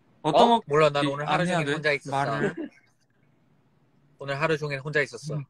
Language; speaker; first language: Korean; early bilingual, heritage; Korean